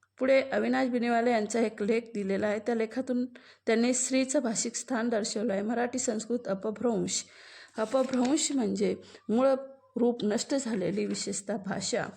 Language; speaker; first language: Marathi; native; Marathi